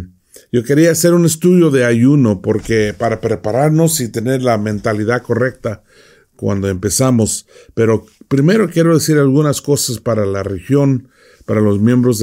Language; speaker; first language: Spanish; non-native, fluent; English